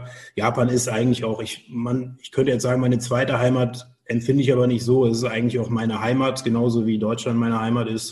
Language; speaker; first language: German; native; German